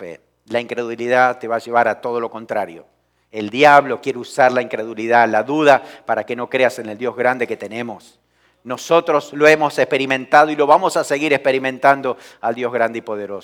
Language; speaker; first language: Spanish; native; Spanish